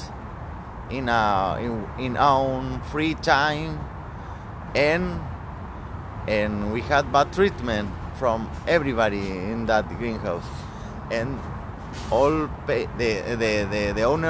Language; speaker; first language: English; non-native, learner; Spanish